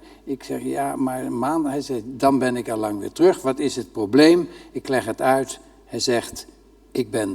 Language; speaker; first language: Dutch; native; Dutch